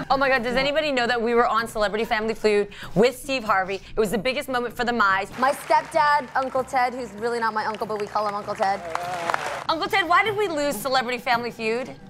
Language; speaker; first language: English; early bilingual, other home language; Vietnamese